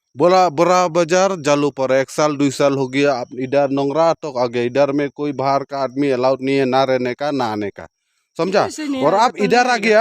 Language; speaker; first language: Hindi; non-native, local second language; Khasi